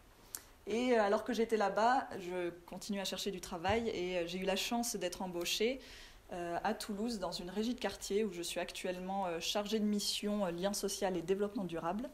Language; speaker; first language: French; native; French